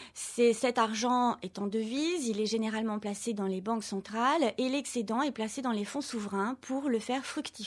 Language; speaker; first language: French; native; French